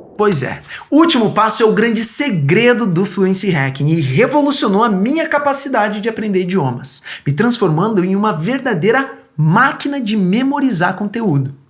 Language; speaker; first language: Portuguese; native; Portuguese